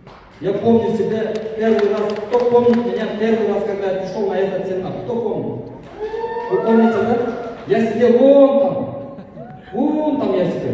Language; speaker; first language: Russian; non-native, local second language; Kyrgyz